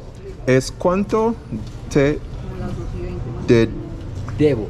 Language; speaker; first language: Spanish; non-native, learner; English